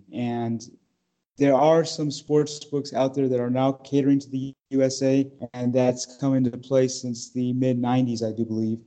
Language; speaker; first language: English; native; English